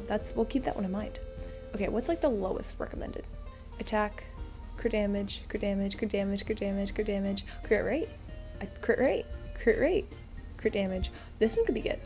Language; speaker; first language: English; native; English